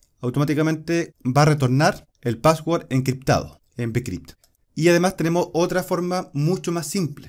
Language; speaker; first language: Spanish; native; Spanish